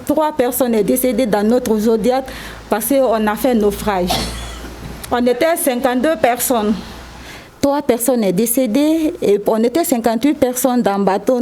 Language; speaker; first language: French; non-native, local second language; Susu